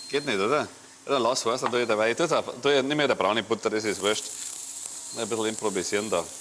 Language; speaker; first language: German; native; German